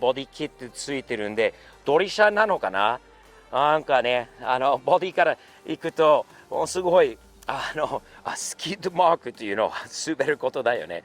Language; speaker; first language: Japanese; non-native, fluent; English